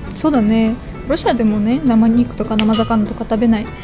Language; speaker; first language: Japanese; non-native, fluent; Russian